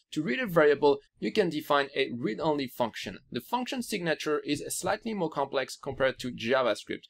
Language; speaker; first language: English; non-native, fluent; French